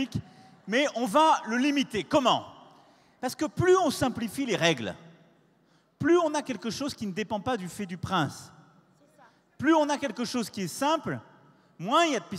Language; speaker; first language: French; native; French